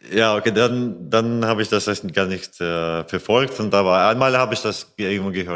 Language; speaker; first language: German; non-native, fluent; Latvian